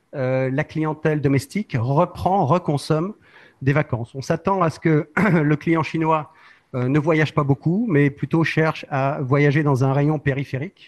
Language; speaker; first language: French; native; French